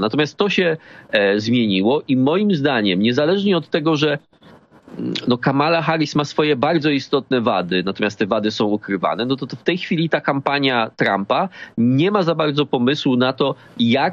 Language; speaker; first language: Polish; native; Polish